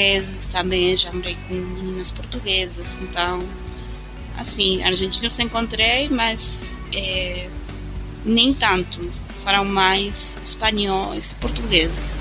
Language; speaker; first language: Portuguese; non-native, fluent; Spanish